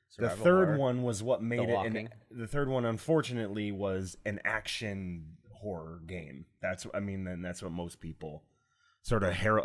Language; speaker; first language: English; native; English